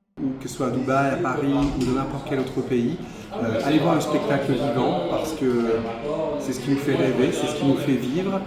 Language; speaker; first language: French; native; French